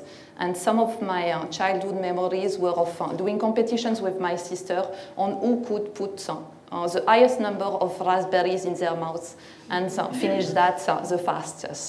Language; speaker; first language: English; non-native, fluent; French